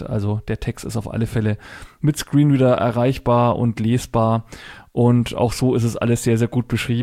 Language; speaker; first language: German; native; German